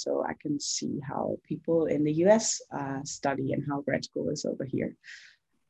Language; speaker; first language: English; non-native, fluent; German